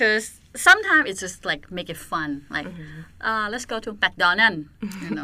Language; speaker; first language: English; non-native, fluent; Thai